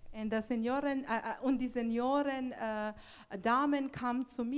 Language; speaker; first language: German; non-native, fluent; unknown